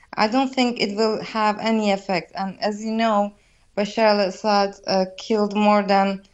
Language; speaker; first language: English; non-native, fluent; Turkish